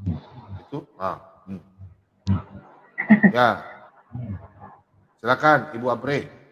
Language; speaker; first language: Indonesian; native; Indonesian